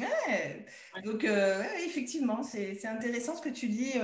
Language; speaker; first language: French; native; French